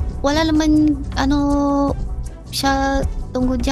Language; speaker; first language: Filipino; non-native, learner; Chinese